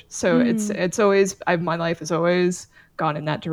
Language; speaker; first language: English; native; English